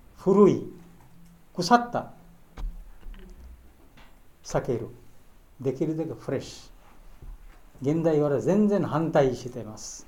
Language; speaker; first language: Japanese; non-native, learner; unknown